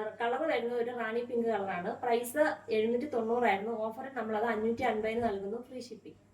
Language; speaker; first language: Malayalam; native; Malayalam